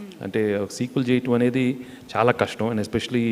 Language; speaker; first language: Telugu; native; Telugu